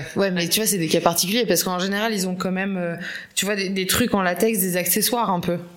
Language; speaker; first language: French; native; French